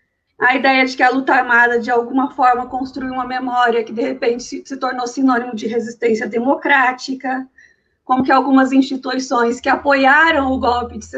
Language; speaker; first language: Portuguese; native; Portuguese